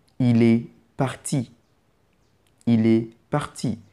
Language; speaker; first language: French; non-native, fluent; English